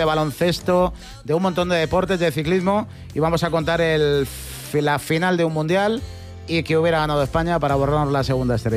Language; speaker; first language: Spanish; native; Spanish